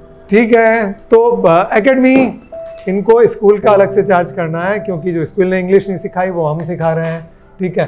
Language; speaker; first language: Hindi; native; Hindi